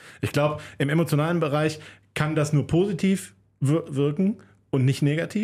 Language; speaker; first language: German; native; German